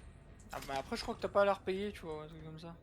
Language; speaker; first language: French; native; French